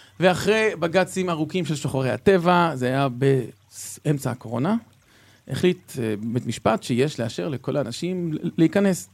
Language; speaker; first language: Hebrew; native; Hebrew